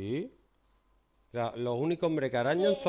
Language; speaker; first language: Spanish; native; Spanish